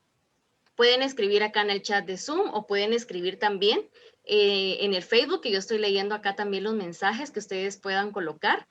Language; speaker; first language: Spanish; native; Spanish